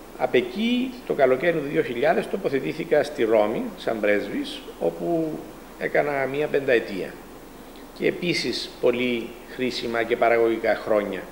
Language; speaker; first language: Greek; native; Greek